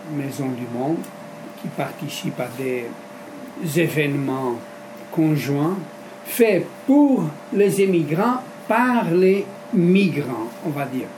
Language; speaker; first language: French; non-native, fluent; Portuguese